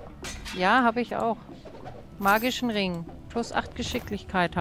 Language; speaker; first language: German; native; German